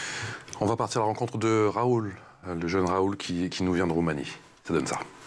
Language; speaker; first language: French; native; French